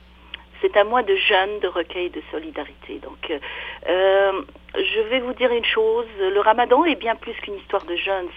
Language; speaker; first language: French; non-native, local second language; Arabic